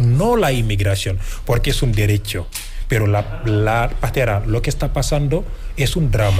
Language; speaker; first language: Spanish; non-native, fluent; Wolof